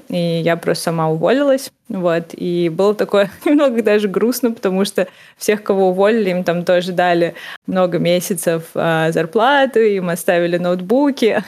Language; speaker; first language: Russian; native; Russian